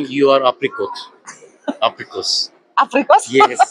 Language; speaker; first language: English; non-native, learner; Turkish